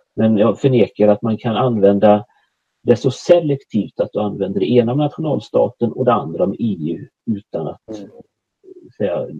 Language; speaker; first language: Swedish; native; Swedish